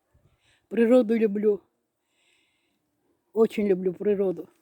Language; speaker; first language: Russian; non-native, fluent; Azerbaijani